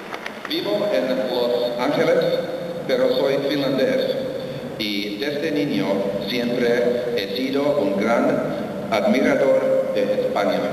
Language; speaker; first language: Spanish; non-native, fluent; Finnish